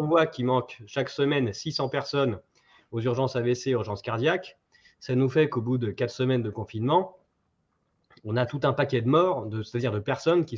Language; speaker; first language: French; native; French